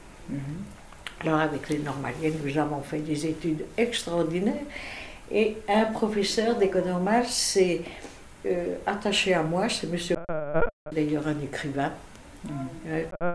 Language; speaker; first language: French; native; French